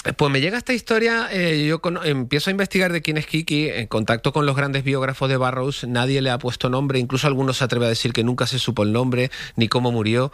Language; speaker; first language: Spanish; native; Spanish